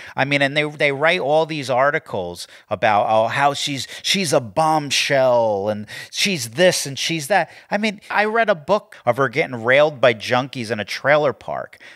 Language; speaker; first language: English; native; English